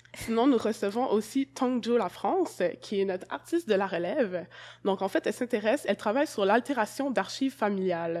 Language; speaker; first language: French; native; French